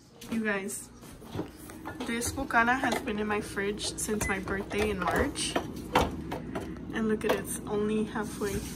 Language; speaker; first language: English; early bilingual, other home language; Spanish